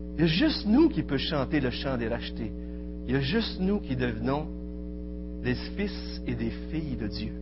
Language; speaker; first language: French; native; French